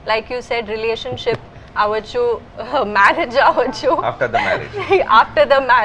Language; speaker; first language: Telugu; early bilingual, heritage; Kannada